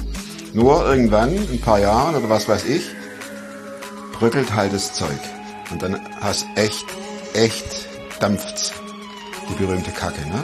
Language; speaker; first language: German; native; German